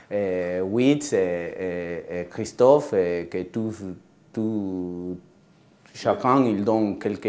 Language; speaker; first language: French; non-native, fluent; Spanish